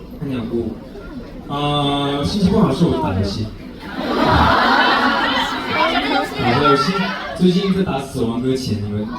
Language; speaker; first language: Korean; non-native, fluent; Chinese